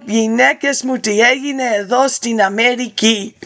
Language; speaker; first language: Greek; early bilingual, heritage; English